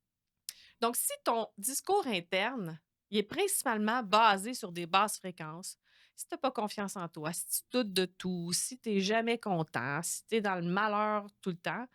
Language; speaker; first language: French; native; French